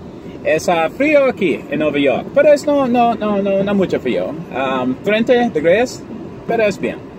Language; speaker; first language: Spanish; non-native, learner; English